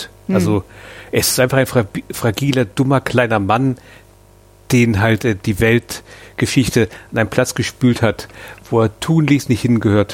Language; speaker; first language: German; native; German